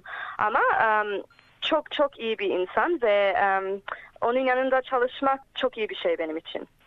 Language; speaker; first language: Turkish; early bilingual, heritage; English